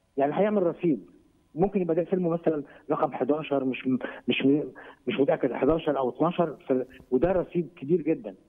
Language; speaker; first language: Egyptian Arabic; native; Egyptian Arabic